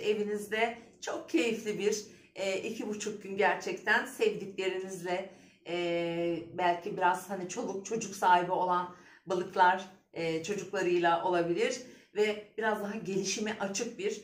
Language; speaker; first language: Turkish; native; Turkish